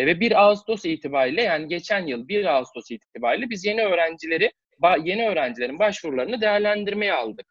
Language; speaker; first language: Turkish; native; Turkish